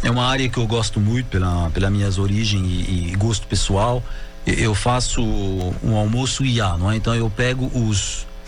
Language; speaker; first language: Portuguese; non-native, fluent; French